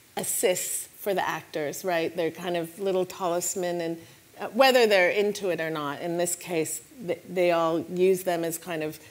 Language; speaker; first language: English; native; English